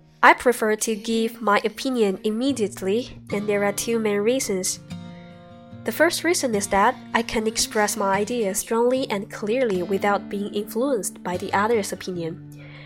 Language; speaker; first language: English; non-native, fluent; Chinese